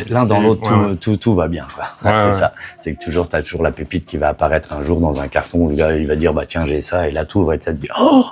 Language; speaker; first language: French; native; French